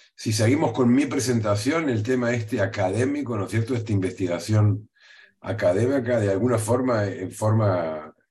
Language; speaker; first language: Spanish; native; Spanish